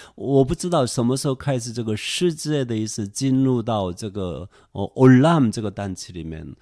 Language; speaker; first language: Chinese; non-native, fluent; Korean